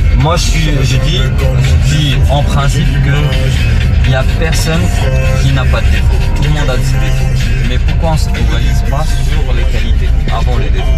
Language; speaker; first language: French; non-native, local second language; Arabic